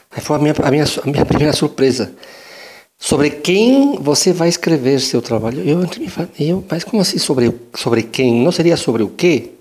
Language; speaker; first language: Portuguese; non-native, fluent; Spanish